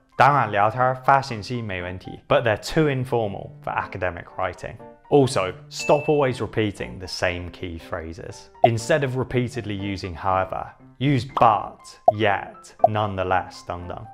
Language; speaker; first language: English; native; English